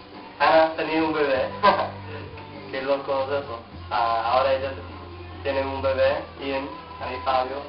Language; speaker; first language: Spanish; non-native, learner; English